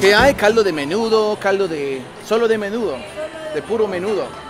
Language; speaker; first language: Spanish; non-native, fluent; English